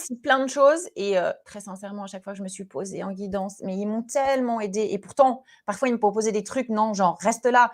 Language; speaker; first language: French; native; French